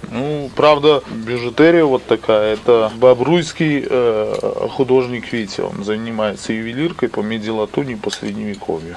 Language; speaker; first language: Russian; native; Russian